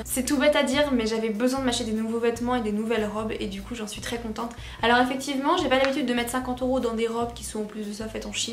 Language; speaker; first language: French; native; French